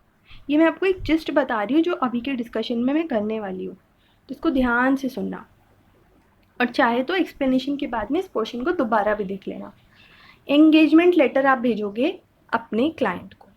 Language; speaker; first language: Hindi; native; Hindi